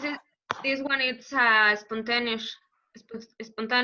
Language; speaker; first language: English; non-native, learner; Spanish